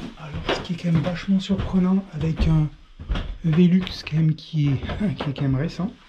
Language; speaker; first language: French; native; French